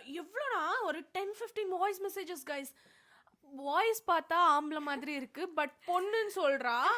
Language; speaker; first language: Tamil; non-native, local second language; Telugu